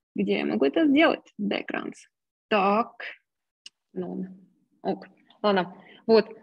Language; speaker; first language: Russian; non-native, fluent; German